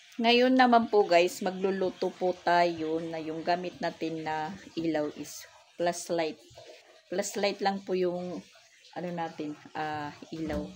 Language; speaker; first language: Filipino; non-native, local second language; Waray